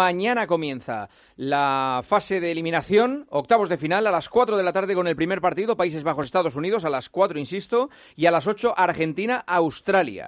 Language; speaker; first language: Spanish; native; Spanish